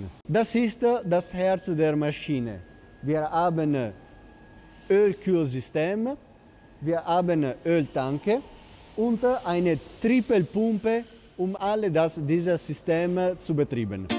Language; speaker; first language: German; non-native, fluent; Italian